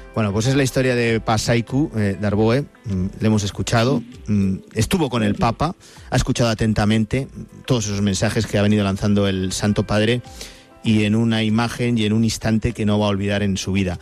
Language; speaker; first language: Spanish; native; Spanish